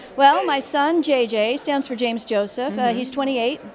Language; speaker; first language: English; native; English